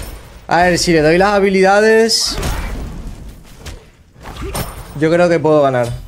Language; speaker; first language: Spanish; native; Spanish